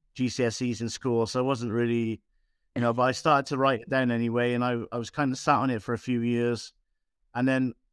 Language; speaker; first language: English; native; English